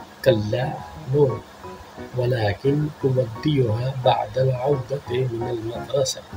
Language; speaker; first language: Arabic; non-native, fluent; Urdu